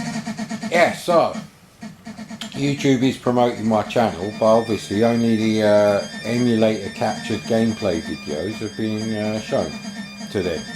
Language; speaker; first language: English; native; English